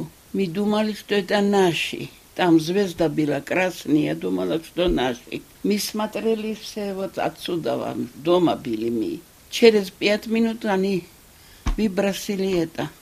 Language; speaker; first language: Russian; non-native, local second language; Georgian